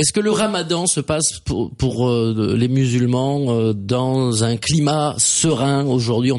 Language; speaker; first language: French; native; French